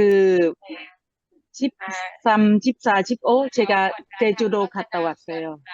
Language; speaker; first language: Korean; non-native, learner; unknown